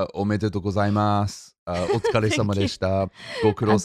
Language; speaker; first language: Japanese; non-native, fluent; English